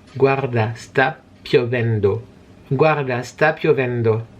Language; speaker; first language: Italian; non-native, learner; French